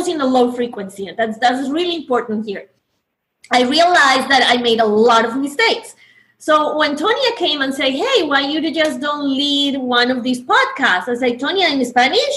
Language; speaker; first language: English; non-native, fluent; Spanish